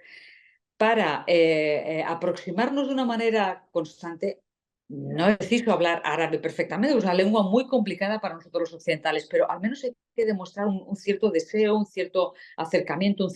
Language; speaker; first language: Spanish; native; Spanish